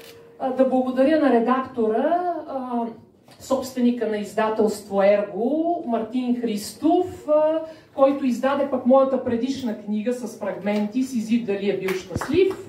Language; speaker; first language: Bulgarian; native; Bulgarian